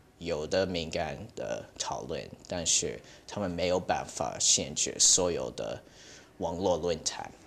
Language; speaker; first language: Chinese; early bilingual, heritage; Chinese